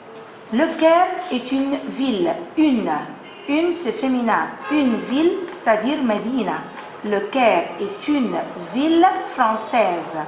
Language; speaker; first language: French; non-native, fluent; Arabic